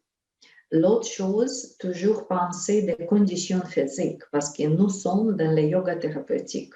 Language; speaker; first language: French; non-native, fluent; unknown